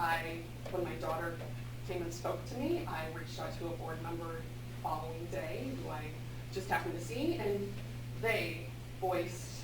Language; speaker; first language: English; native; English